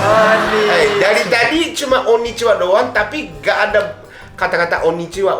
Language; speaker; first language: Indonesian; non-native, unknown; Japanese